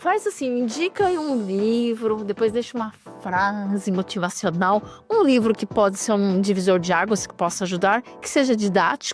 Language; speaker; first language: Portuguese; native; Portuguese